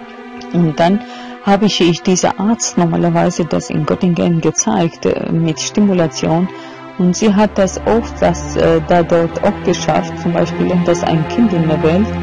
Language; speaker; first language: German; non-native, fluent; Albanian